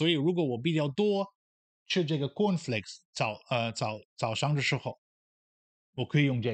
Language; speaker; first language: Chinese; non-native, fluent; Dutch